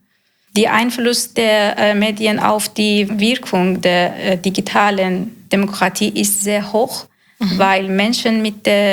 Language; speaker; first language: German; non-native, learner; Persian